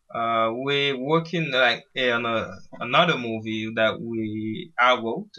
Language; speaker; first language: English; early bilingual, other home language; Haitian Creole